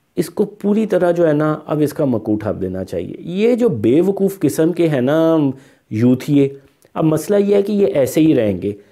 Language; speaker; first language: Urdu; non-native, local second language; Punjabi